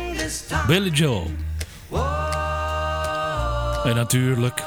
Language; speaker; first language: Dutch; native; Dutch